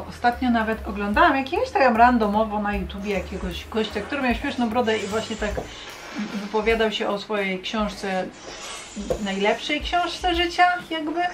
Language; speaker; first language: Polish; native; Polish